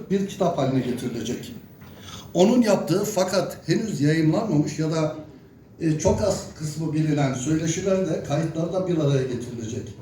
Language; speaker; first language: Turkish; non-native, local second language; Zaza